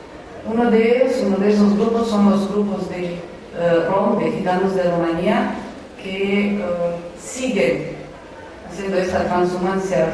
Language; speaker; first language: Spanish; non-native, fluent; Romanian